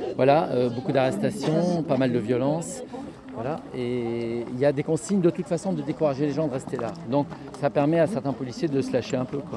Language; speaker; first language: French; native; French